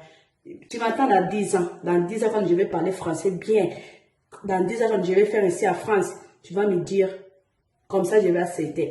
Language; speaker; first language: French; non-native, learner; Portuguese